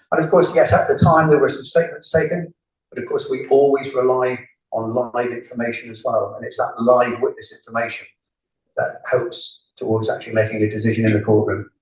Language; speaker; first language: English; native; English